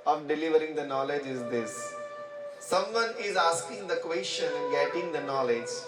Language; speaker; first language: English; non-native, local second language; Gujarati